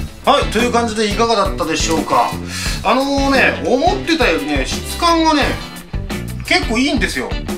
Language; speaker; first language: Japanese; native; Japanese